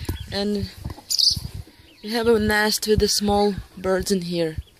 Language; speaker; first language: English; non-native, fluent; Ukrainian